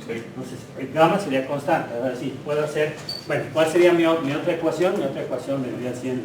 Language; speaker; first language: Spanish; native; Spanish